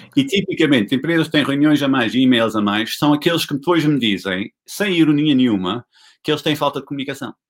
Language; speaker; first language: Portuguese; non-native, fluent; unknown